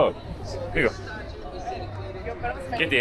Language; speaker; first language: Spanish; non-native, learner; English